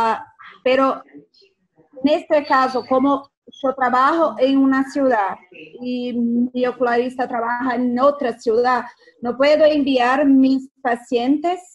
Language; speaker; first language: Spanish; non-native, fluent; Portuguese